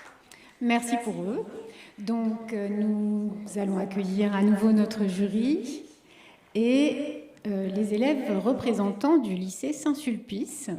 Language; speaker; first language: French; native; French